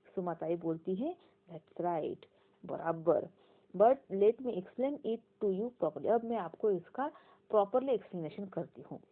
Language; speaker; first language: Hindi; non-native, local second language; Marathi